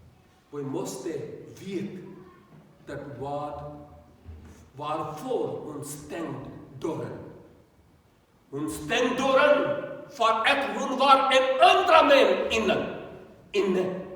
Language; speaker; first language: Swedish; non-native, learner; Urdu